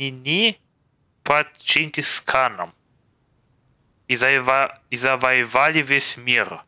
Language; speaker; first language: Russian; non-native, fluent; German